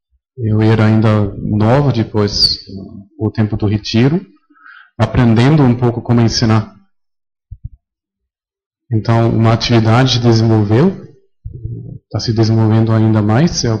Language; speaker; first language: Portuguese; non-native, fluent; German